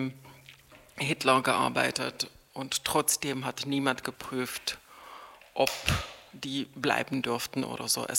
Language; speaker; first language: German; non-native, fluent; Czech